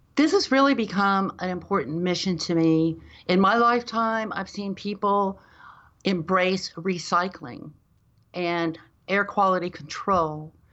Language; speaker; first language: English; native; English